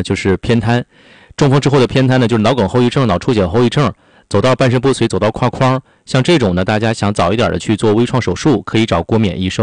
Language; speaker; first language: Chinese; native; Chinese